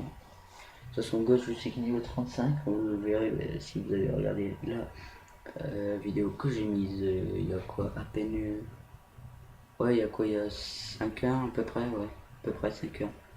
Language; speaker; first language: French; native; French